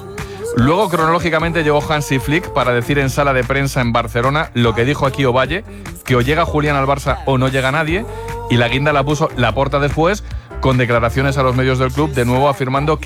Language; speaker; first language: Spanish; native; Spanish